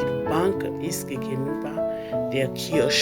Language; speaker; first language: German; non-native, fluent; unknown